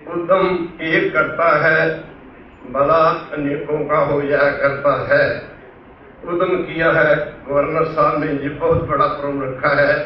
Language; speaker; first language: Urdu; non-native, local second language; Punjabi